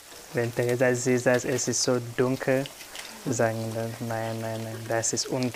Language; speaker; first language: German; non-native, learner; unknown